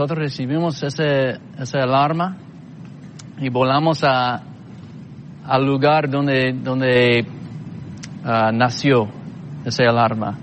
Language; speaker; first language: Spanish; non-native, fluent; English